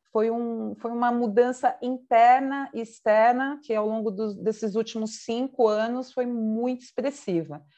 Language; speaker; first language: Portuguese; native; Portuguese